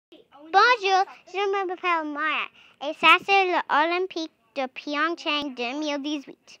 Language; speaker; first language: French; non-native, learner; English